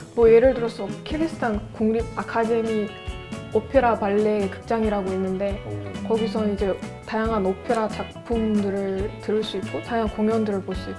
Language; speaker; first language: Korean; non-native, fluent; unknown